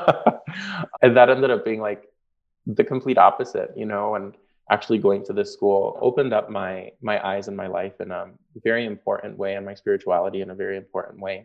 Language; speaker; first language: English; native; English